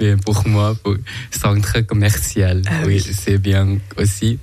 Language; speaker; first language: French; non-native, learner; Thai